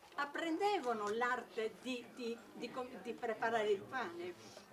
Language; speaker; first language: Italian; native; Italian